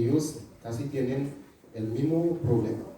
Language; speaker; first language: Spanish; non-native, fluent; Haitian Creole